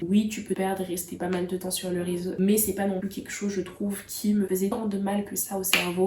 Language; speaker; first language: French; native; French